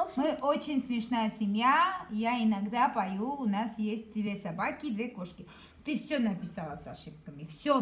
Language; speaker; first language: Russian; non-native, learner; Armenian